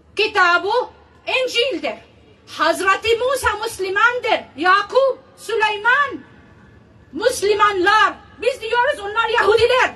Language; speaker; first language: Turkish; non-native, learner; Arabic